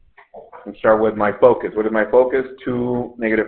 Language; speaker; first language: English; native; English